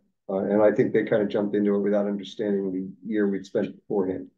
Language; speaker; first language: English; native; English